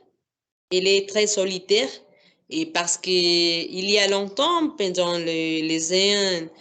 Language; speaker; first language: French; non-native, fluent; Spanish